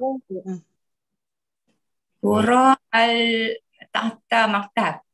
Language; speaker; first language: Arabic; non-native, learner; Malay